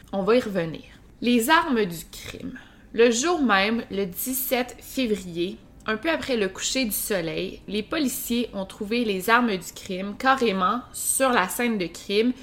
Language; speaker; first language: French; native; French